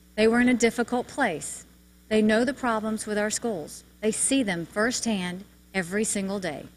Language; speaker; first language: English; native; English